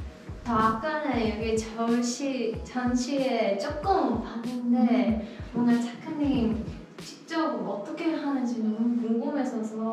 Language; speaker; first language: Korean; non-native, learner; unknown